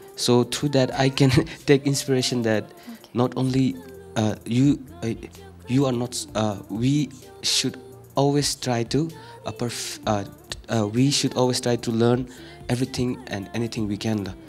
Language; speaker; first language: English; non-native, fluent; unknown